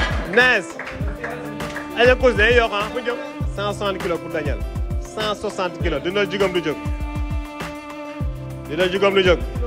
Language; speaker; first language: French; non-native, local second language; Wolof